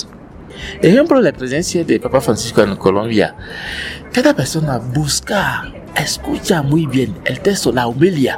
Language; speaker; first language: Spanish; non-native, learner; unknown